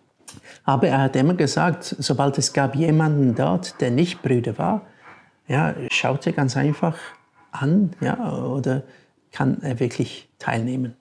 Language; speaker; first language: German; non-native, fluent; English